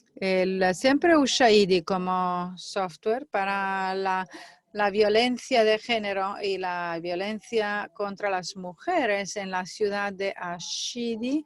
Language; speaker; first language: Spanish; non-native, fluent; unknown